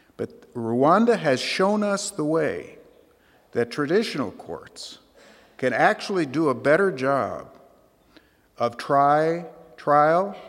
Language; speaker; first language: English; native; English